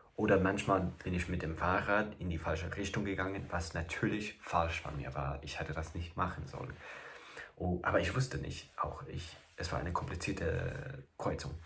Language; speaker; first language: German; non-native, fluent; English